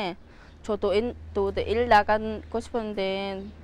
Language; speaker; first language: Korean; non-native, learner; Khmer